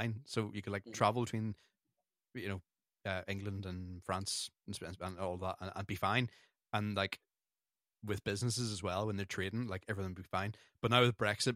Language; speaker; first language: English; native; English